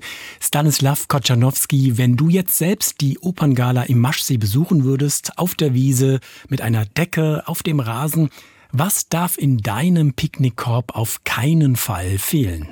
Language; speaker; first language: German; native; German